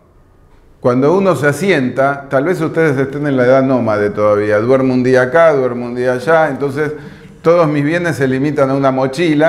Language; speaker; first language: Spanish; native; Spanish